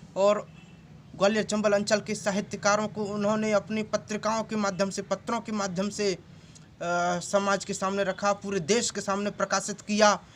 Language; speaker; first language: Hindi; native; Hindi